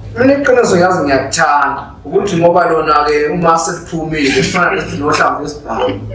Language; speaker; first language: Zulu; native; Zulu